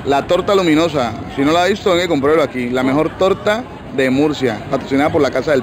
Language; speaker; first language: Spanish; native; Spanish